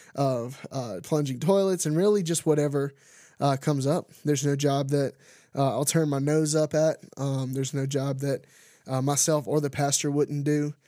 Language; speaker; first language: English; native; English